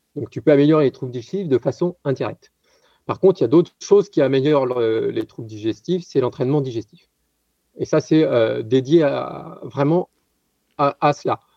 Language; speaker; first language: French; native; French